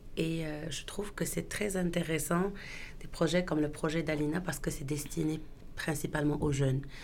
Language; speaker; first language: French; non-native, local second language; Arabic